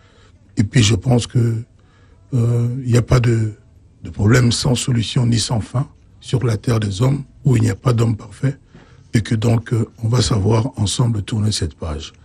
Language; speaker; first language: French; non-native, local second language; Lingala